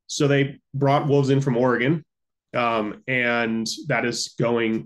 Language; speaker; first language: English; native; English